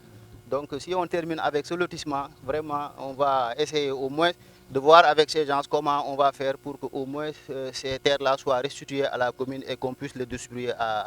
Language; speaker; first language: French; non-native, local second language; Wolof